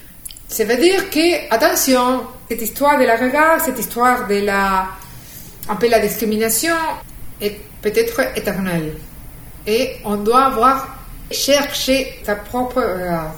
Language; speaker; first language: French; non-native, fluent; Spanish